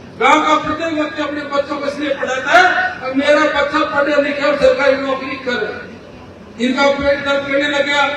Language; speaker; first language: Hindi; native; Hindi